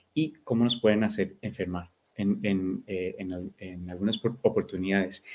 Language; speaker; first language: Spanish; early bilingual, heritage; Spanish